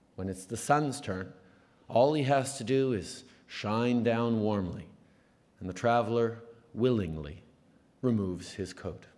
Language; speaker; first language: English; native; English